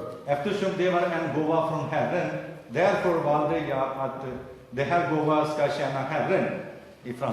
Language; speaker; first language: Swedish; non-native, fluent; Urdu